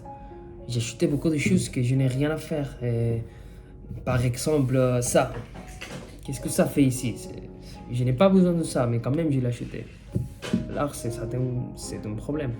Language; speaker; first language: French; non-native, fluent; Spanish